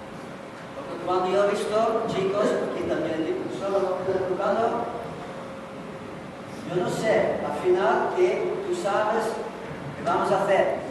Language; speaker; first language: Spanish; non-native, learner; Portuguese